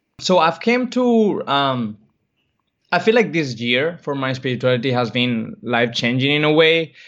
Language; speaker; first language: English; non-native, fluent; Spanish